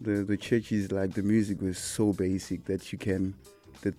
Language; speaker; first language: English; non-native, local second language; Shona